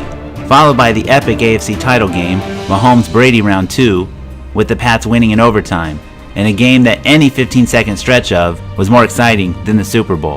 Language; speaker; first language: English; native; English